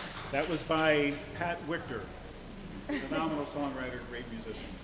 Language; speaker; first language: English; native; English